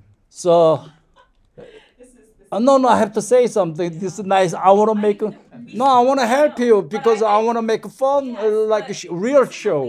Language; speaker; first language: English; non-native, learner; Korean